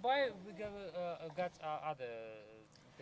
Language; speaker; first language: English; non-native, learner; Russian